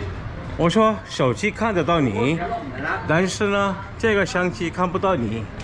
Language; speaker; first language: Chinese; non-native, fluent; Urdu